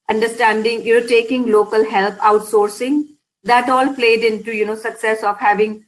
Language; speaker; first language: English; non-native, local second language; Hindi